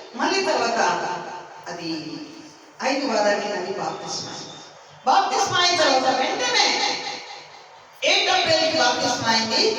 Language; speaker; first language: Telugu; non-native, learner; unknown